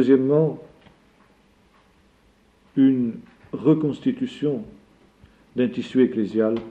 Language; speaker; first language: French; native; French